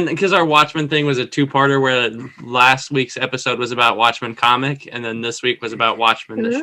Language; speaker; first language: English; native; English